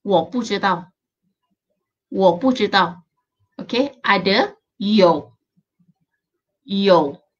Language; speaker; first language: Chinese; non-native, local second language; Malay